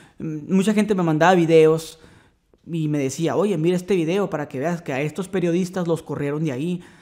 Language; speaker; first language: Spanish; native; Spanish